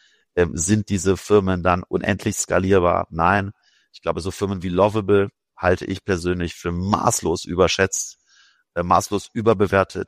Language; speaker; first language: German; native; German